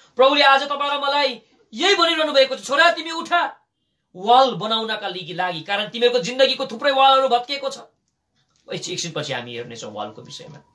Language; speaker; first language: Nepali; native; Nepali